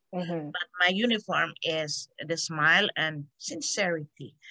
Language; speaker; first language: English; non-native, local second language; Hiligaynon